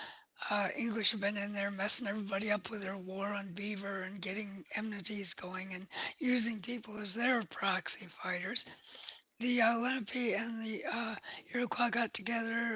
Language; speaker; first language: English; native; English